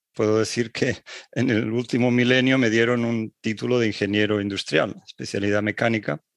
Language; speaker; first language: Spanish; native; Spanish